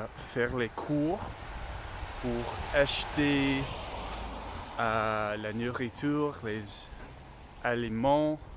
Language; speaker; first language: French; non-native, learner; English